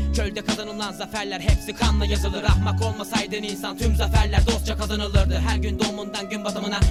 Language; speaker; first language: English; non-native, fluent; Turkish